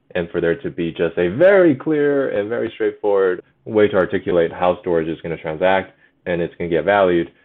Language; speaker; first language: English; early bilingual, other home language; Chinese